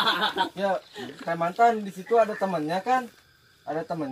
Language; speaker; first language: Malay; non-native, local second language; Sundanese